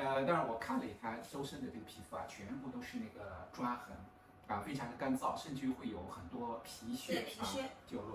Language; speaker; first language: Chinese; native; Chinese